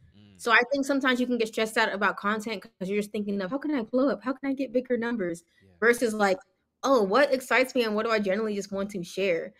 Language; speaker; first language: English; early bilingual, other home language; Yoruba